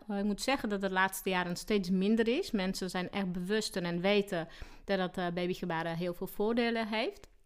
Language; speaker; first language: Dutch; non-native, fluent; Slovak